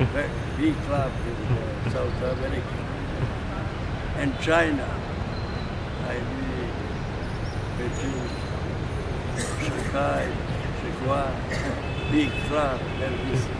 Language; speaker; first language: English; non-native, learner; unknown